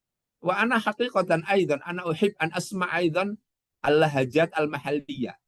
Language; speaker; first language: Arabic; non-native, fluent; Indonesian